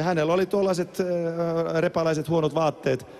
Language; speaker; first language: Finnish; native; Finnish